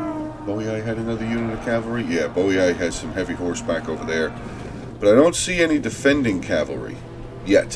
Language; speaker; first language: English; native; English